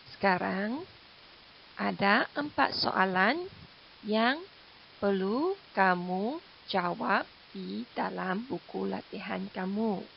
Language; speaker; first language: Malay; non-native, local second language; Chinese